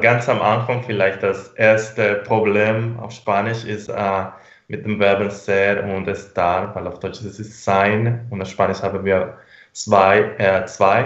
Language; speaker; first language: German; non-native, fluent; Spanish